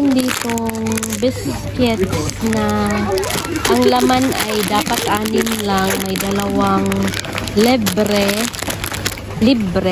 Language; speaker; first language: Filipino; native; Filipino